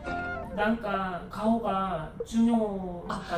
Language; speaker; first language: Japanese; non-native, learner; Korean